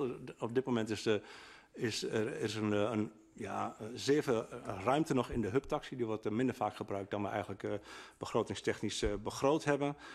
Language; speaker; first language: Dutch; native; Dutch